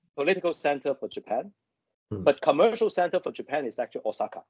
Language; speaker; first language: English; non-native, local second language; Cantonese